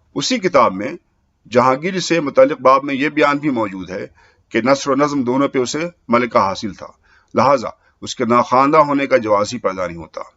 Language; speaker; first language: Urdu; native; Urdu